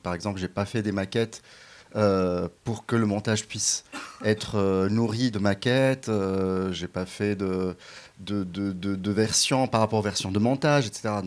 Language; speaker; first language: French; non-native, local second language; Arabic